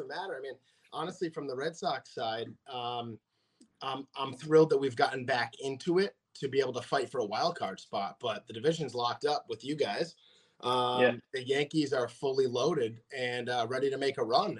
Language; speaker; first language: English; native; English